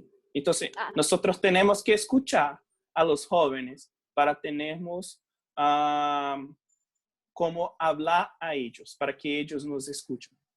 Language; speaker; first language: Spanish; non-native, fluent; Portuguese